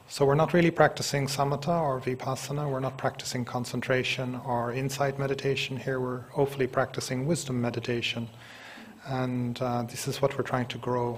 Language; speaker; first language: English; native; English